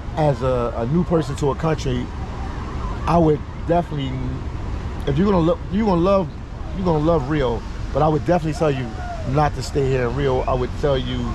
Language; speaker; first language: English; native; English